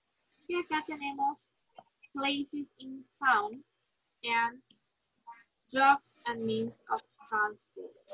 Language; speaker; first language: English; non-native, fluent; Spanish